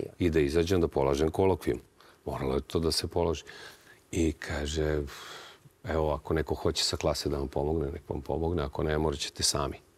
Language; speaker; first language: Serbian; native; Serbian